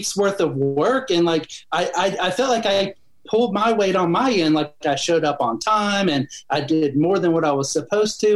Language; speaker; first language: English; native; English